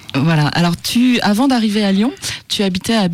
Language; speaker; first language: French; native; French